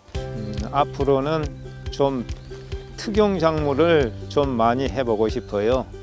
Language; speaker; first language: Korean; native; Korean